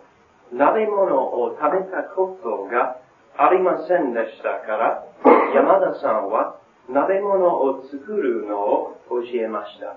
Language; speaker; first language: Japanese; non-native, learner; English